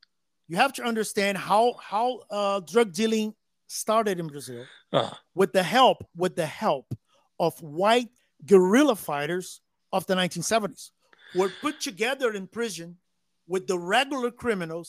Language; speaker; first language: English; non-native, fluent; Portuguese